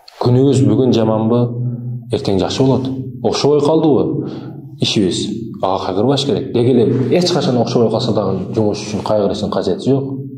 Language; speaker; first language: Kyrgyz; native; Kyrgyz